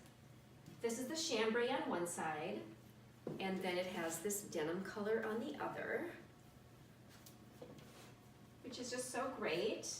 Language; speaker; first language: English; native; English